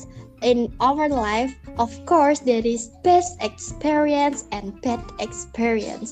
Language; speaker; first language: English; non-native, learner; Indonesian